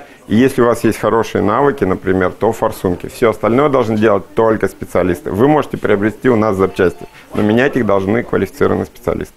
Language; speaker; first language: Russian; native; Russian